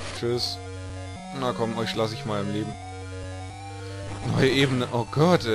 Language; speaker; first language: German; native; German